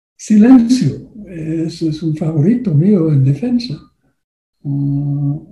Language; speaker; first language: Spanish; non-native, learner; English